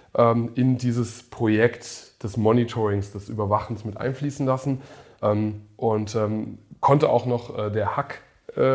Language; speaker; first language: German; early bilingual, other home language; English